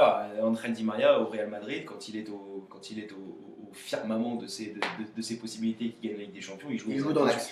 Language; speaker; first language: French; native; French